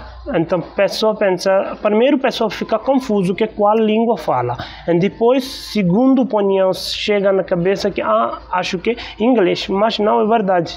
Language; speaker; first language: Portuguese; non-native, learner; Hindi